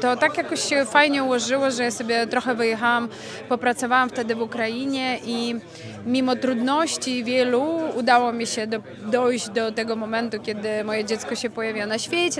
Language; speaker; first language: Polish; non-native, fluent; Ukrainian